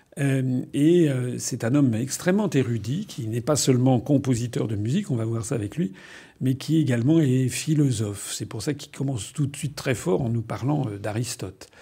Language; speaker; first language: French; native; French